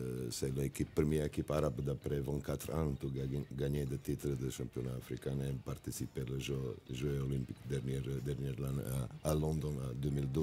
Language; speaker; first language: French; non-native, learner; Italian